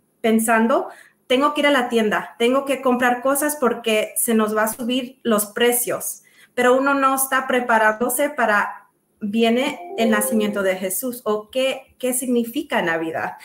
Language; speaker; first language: Spanish; early bilingual, other home language; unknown